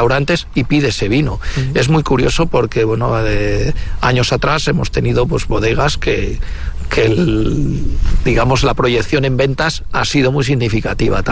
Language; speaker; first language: Spanish; native; Spanish